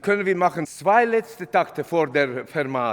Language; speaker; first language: German; non-native, fluent; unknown